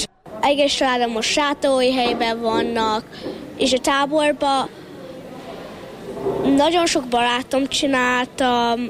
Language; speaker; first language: Hungarian; early bilingual, heritage; English